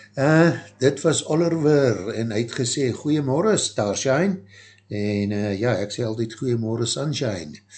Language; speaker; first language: Afrikaans; native; Afrikaans